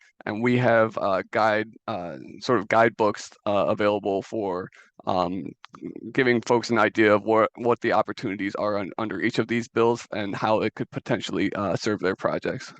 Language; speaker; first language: English; native; English